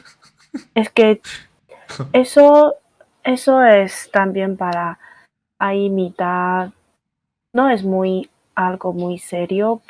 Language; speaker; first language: Spanish; non-native, fluent; Chinese